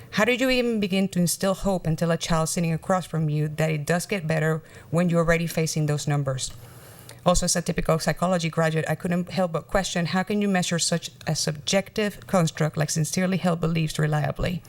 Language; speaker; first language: English; non-native, fluent; Spanish